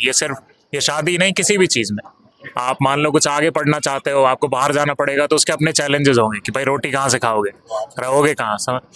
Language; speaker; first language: Hindi; native; Hindi